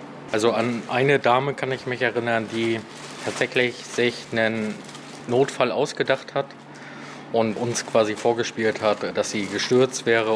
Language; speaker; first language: German; native; German